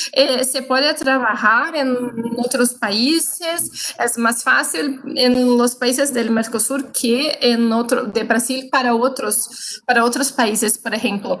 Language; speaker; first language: Spanish; non-native, fluent; Portuguese